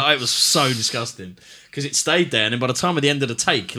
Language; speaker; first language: English; native; English